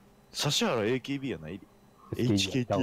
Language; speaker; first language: Japanese; native; Japanese